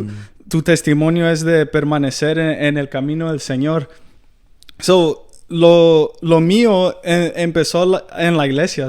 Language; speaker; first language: Spanish; early bilingual, heritage; Spanish